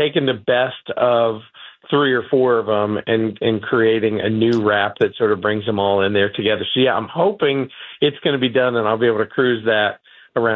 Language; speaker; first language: English; native; English